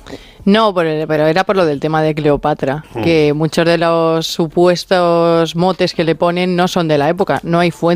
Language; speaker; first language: Spanish; native; Spanish